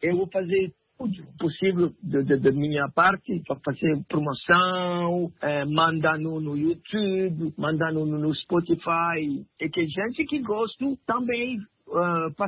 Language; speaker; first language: Portuguese; non-native, learner; French